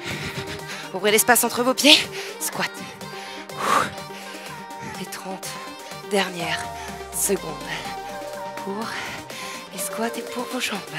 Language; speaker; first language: French; native; French